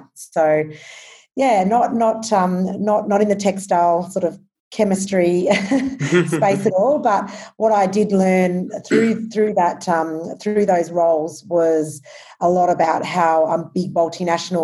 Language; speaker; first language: English; native; English